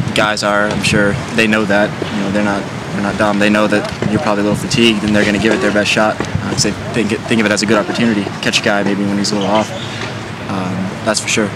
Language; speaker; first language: English; native; English